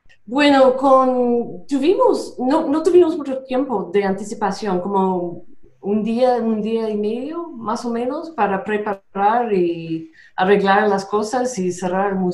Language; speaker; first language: Spanish; non-native, fluent; English